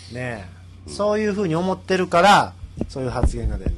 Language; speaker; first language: Japanese; native; Japanese